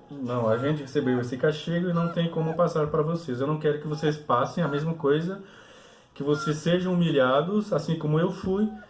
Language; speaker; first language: Portuguese; non-native, local second language; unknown